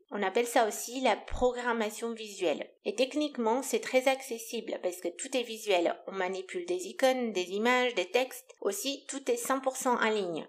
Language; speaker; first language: French; non-native, fluent; Romanian